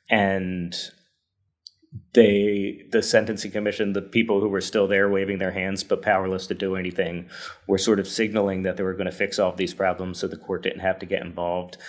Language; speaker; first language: English; native; English